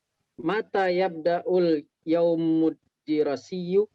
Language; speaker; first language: Arabic; non-native, learner; Indonesian